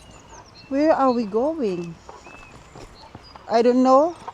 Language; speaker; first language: English; non-native, local second language; Filipino